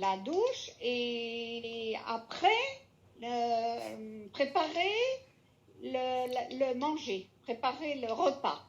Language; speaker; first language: French; non-native, fluent; Spanish